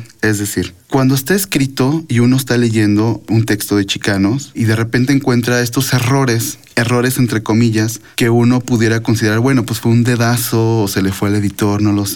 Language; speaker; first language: Spanish; native; Spanish